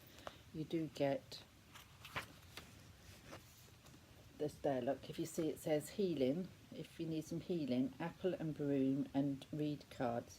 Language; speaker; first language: English; native; English